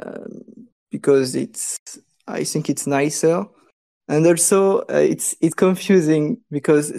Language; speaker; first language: English; non-native, fluent; French